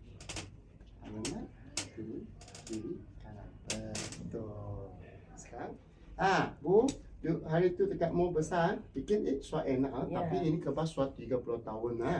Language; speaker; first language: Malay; non-native, local second language; Cantonese